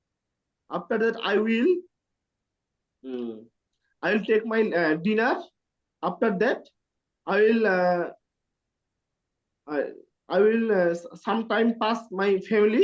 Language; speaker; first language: English; non-native, learner; Bangla